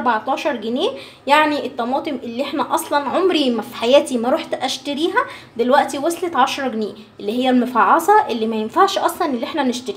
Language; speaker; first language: Arabic; native; Arabic